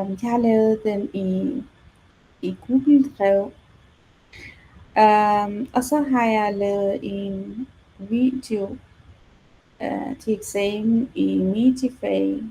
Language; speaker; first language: Danish; non-native, learner; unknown